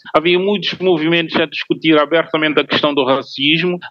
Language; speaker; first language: Portuguese; non-native, local second language; Kabuverdianu